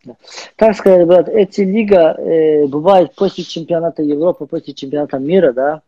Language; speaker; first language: Russian; non-native, learner; Azerbaijani